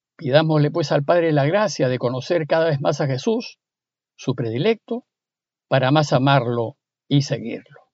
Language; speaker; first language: Spanish; native; Spanish